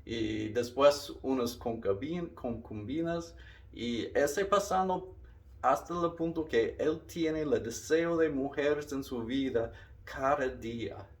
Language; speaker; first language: Spanish; non-native, learner; English